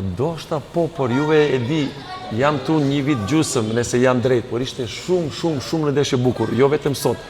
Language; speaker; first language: Albanian; non-native, learner; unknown